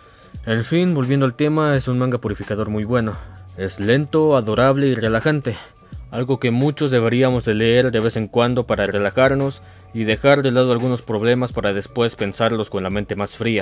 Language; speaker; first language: Spanish; native; Spanish